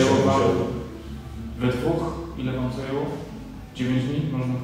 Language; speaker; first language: Polish; native; Polish